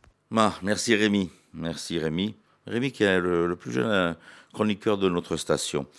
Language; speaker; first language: French; native; French